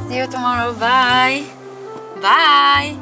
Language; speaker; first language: English; non-native, fluent; Hebrew